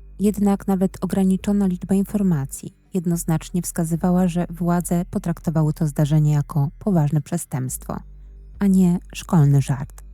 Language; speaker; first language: Polish; native; Polish